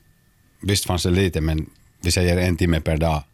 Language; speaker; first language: Swedish; non-native, local second language; Finnish